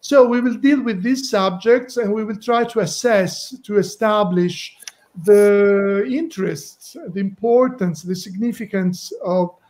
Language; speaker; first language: English; non-native, fluent; Italian